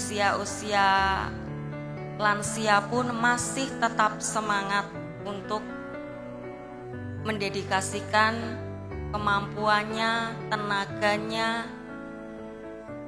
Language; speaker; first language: Indonesian; native; Indonesian